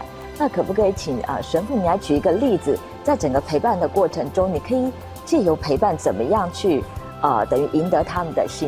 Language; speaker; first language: Chinese; native; Chinese